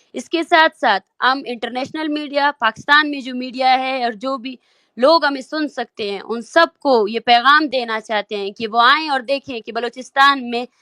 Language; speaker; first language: Urdu; non-native, local second language; Baluchi